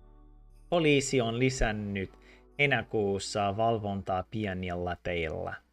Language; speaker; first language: Finnish; non-native, learner; English